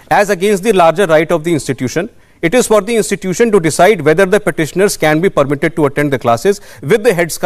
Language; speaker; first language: Hindi; native; Hindi